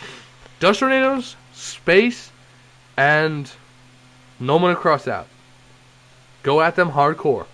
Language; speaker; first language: English; native; English